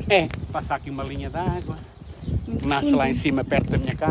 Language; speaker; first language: Portuguese; native; Portuguese